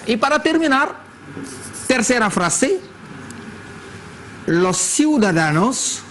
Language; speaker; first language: Spanish; non-native, fluent; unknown